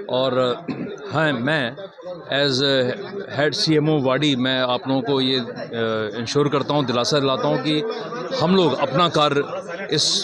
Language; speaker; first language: Hindi; native; Hindi